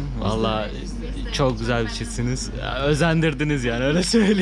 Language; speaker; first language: Turkish; native; Turkish